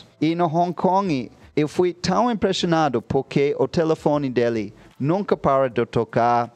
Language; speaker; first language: Portuguese; non-native, fluent; English